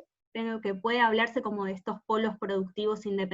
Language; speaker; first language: Spanish; native; Spanish